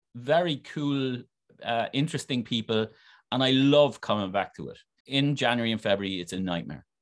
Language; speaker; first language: English; native; English